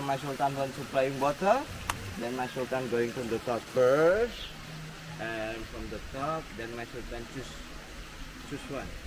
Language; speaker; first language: English; non-native, learner; Indonesian